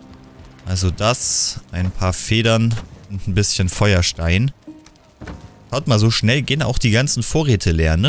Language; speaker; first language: German; native; German